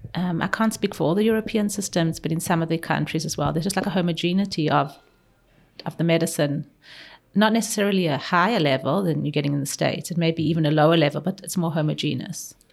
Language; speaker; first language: English; native; English